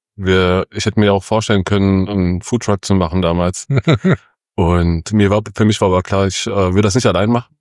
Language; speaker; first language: German; early bilingual, other home language; Kurdish